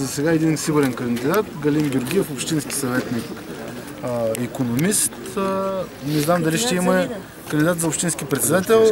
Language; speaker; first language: Bulgarian; native; Bulgarian